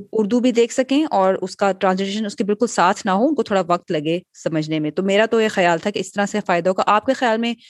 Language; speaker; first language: Urdu; native; Urdu